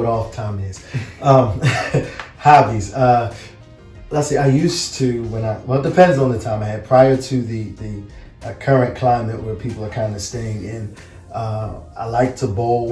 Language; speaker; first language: English; native; English